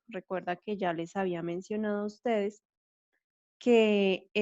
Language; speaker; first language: Spanish; native; Spanish